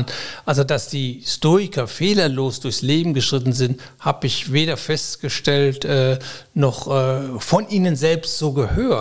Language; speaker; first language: German; native; German